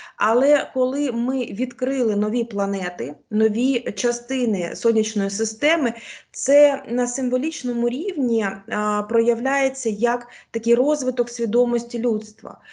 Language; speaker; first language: Ukrainian; non-native, local second language; Russian